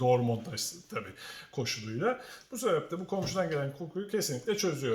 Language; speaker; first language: Turkish; native; Turkish